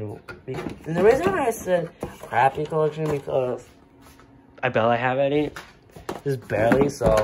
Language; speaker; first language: English; native; English